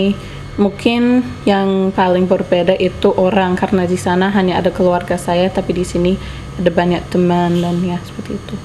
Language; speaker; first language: Indonesian; non-native, learner; English